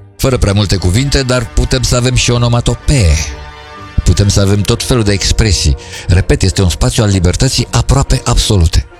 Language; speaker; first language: Romanian; native; Romanian